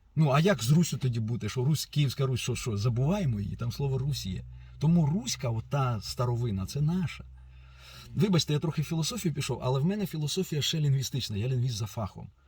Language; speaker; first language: Ukrainian; non-native, local second language; Russian